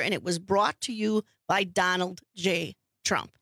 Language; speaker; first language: English; native; English